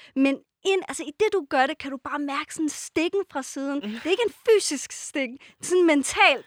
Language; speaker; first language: Danish; early bilingual, other home language; Persian